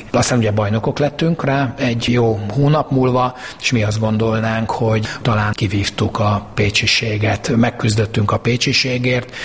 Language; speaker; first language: Hungarian; native; Hungarian